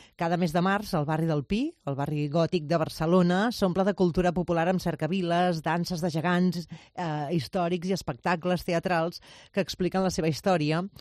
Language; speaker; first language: Catalan; non-native, local second language; Spanish